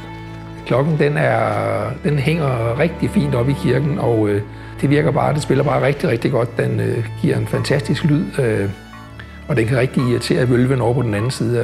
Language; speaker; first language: Danish; native; Danish